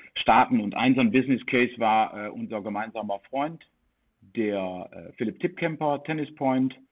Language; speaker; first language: German; early bilingual, heritage; Dutch